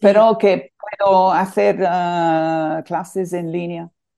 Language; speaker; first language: Spanish; non-native, fluent; English